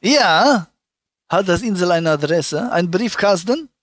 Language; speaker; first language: German; native; German